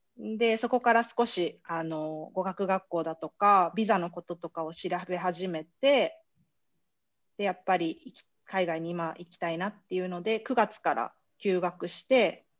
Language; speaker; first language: Japanese; native; Japanese